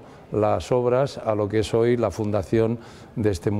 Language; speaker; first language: Spanish; native; Spanish